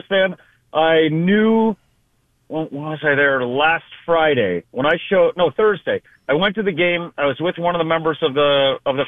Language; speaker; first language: English; native; English